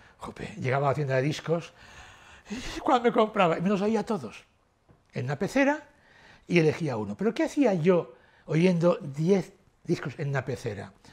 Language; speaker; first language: Spanish; native; Spanish